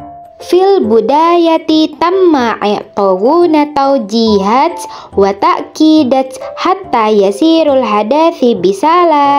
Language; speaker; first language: Arabic; non-native, learner; Indonesian